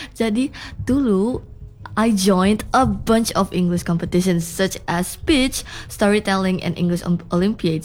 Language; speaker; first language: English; non-native, fluent; Indonesian